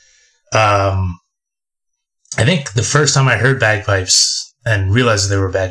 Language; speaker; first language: English; native; English